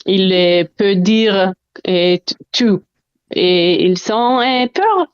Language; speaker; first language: French; non-native, learner; Hebrew